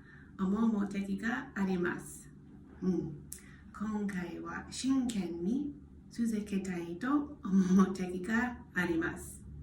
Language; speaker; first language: Japanese; non-native, learner; English